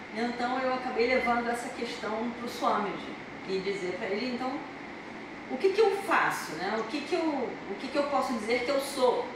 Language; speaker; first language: Portuguese; native; Portuguese